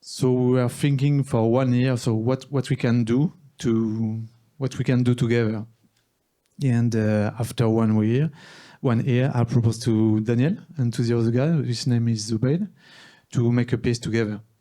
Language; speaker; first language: English; non-native, learner; French